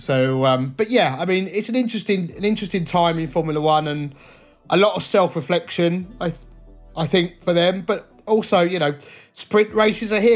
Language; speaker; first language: English; native; English